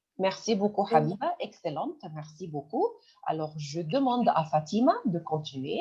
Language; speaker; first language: French; non-native, fluent; Arabic